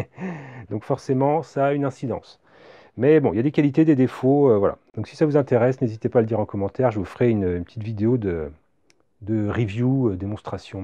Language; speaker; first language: French; native; French